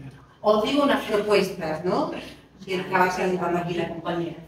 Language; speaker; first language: Spanish; native; Spanish